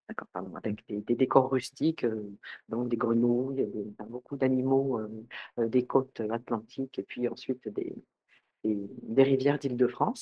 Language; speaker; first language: French; native; French